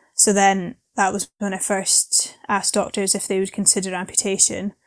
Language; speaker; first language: English; native; English